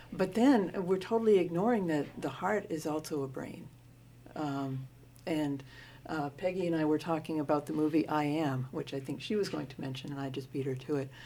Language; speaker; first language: English; native; English